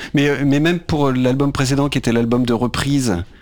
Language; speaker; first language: French; native; French